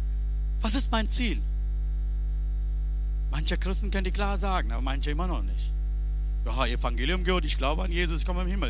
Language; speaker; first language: German; non-native, learner; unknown